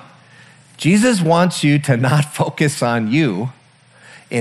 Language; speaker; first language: English; native; English